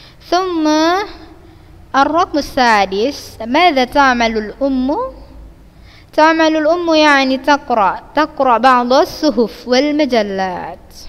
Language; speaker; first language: Arabic; non-native, fluent; Indonesian